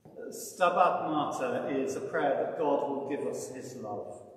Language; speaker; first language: English; native; English